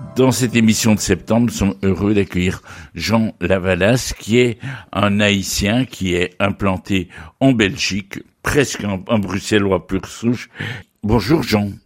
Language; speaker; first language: French; native; French